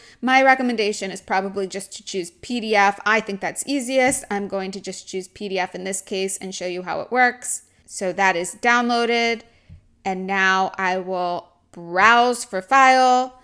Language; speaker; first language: English; native; English